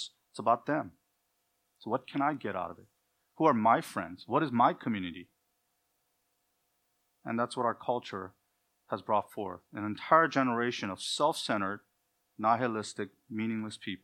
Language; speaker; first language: English; native; English